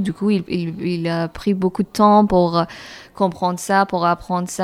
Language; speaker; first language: French; non-native, fluent; Persian